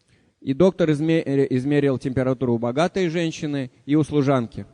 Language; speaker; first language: Russian; native; Russian